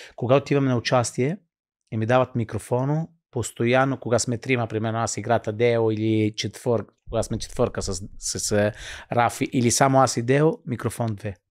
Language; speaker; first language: Bulgarian; non-native, fluent; Italian